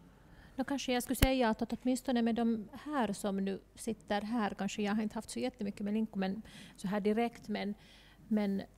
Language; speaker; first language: Swedish; non-native, local second language; Finnish